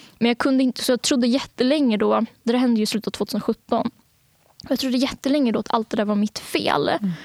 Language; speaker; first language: Swedish; early bilingual, other home language; Bangla